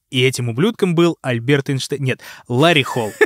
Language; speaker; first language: Russian; native; Russian